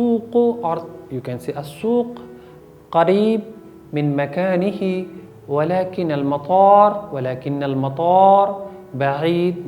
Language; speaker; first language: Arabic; non-native, fluent; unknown